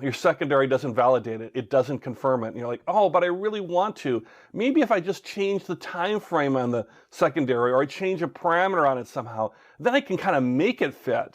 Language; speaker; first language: English; native; English